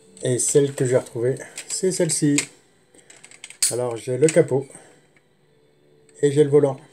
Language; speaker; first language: French; native; French